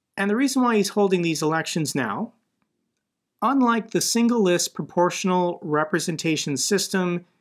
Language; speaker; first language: English; native; English